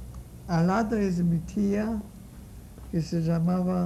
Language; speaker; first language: Spanish; non-native, fluent; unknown